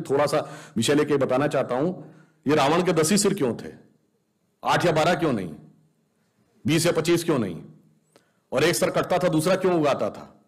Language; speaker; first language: Hindi; native; Hindi